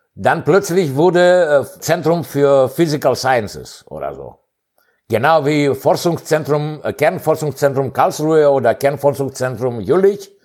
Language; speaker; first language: German; non-native, fluent; Greek